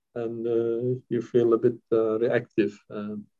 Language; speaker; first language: English; non-native, fluent; Kurdish